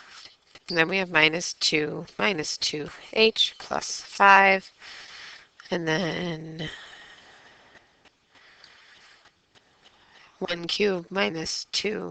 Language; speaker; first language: English; native; English